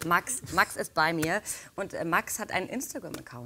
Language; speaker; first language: German; native; German